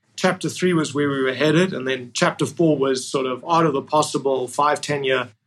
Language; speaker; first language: English; native; English